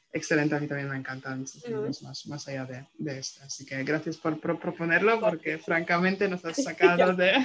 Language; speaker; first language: Spanish; non-native, fluent; Polish